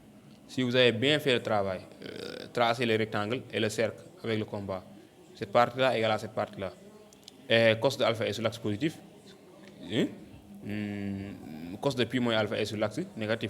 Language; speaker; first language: French; non-native, local second language; Wolof